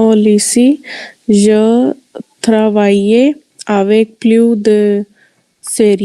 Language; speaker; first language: French; non-native, learner; Hindi